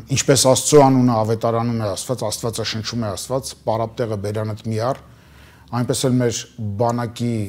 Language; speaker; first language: Armenian; native; Armenian